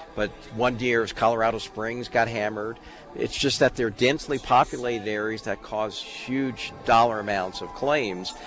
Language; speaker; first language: English; native; English